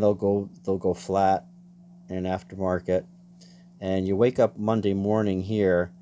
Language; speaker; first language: English; native; English